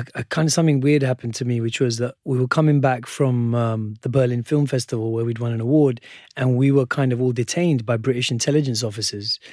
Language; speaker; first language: English; non-native, local second language; Urdu